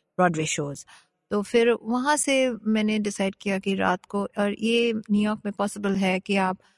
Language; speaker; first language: Hindi; non-native, local second language; Bangla